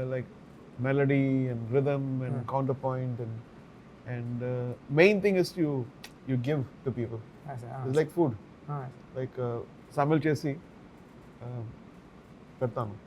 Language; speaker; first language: Telugu; non-native, learner; Tamil